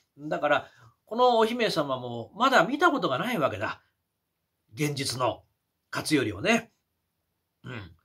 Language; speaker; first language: Japanese; native; Japanese